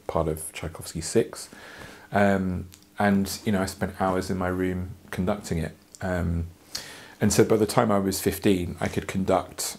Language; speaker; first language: English; native; English